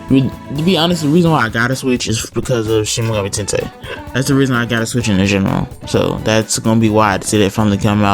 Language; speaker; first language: English; native; English